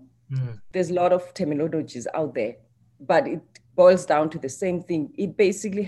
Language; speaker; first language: English; non-native, local second language; Xhosa